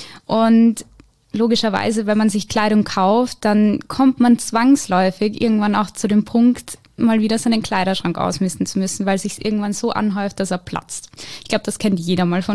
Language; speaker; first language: German; native; German